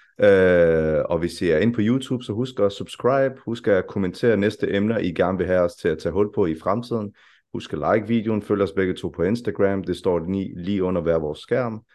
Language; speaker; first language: Danish; early bilingual, other home language; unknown